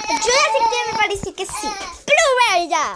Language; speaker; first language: Spanish; early bilingual, heritage; Spanish